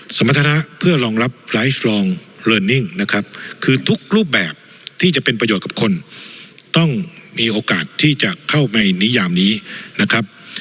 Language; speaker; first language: Thai; native; Thai